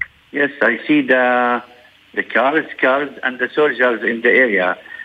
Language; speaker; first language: English; non-native, learner; Arabic